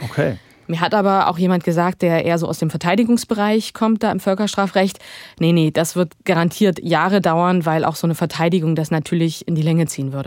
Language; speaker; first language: German; native; German